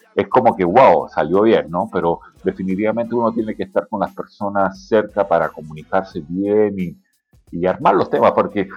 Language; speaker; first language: Spanish; native; Spanish